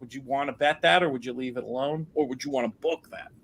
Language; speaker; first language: English; native; English